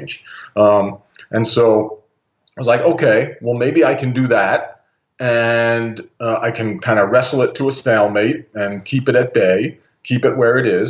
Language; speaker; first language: English; native; English